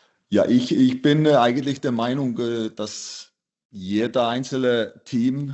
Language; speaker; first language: German; non-native, fluent; Icelandic